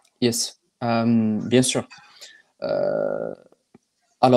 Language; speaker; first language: French; non-native, local second language; Arabic